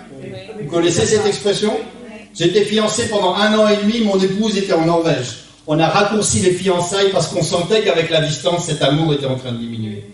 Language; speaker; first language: French; native; French